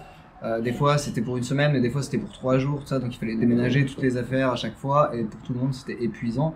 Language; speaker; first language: French; native; French